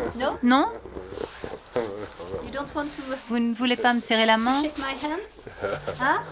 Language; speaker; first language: French; native; French